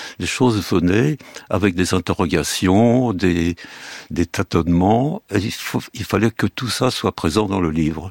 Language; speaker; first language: French; early bilingual, other home language; Yiddish